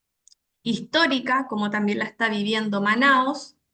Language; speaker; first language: Spanish; native; Spanish